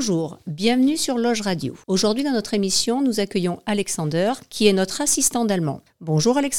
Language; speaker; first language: French; native; French